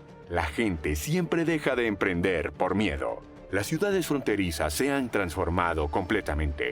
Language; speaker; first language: Spanish; native; Spanish